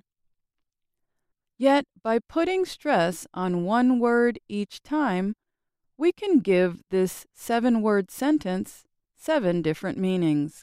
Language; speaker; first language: English; native; English